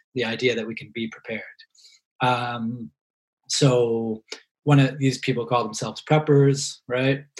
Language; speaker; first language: English; native; English